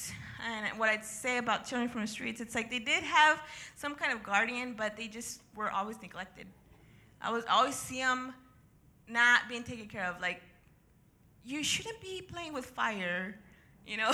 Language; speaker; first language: English; native; English